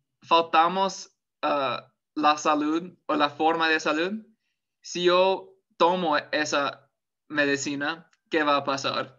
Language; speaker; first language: Spanish; non-native, fluent; English